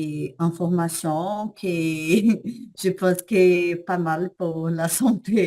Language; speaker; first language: French; non-native, learner; Portuguese